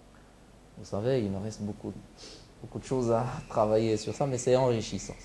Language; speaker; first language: French; non-native, local second language; Arabic